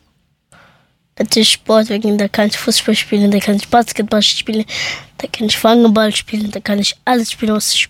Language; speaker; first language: German; early bilingual, other home language; Persian